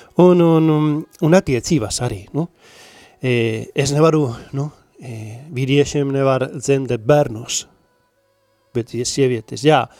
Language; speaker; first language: Latvian; non-native, learner; Spanish